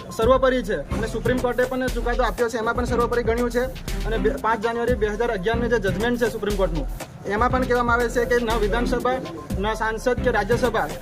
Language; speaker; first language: Gujarati; non-native, local second language; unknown